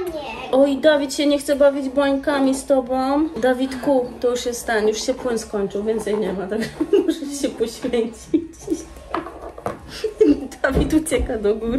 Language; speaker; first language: Polish; native; Polish